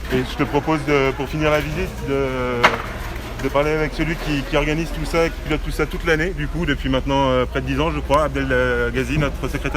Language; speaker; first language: French; native; French